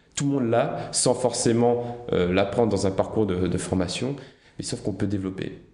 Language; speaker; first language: French; native; French